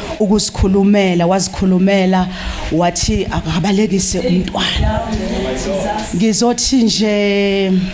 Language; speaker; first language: Zulu; native; Zulu